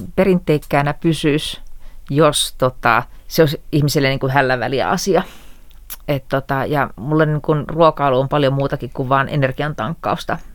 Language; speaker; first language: Finnish; native; Finnish